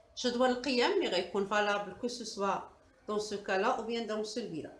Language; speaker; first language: French; non-native, local second language; Arabic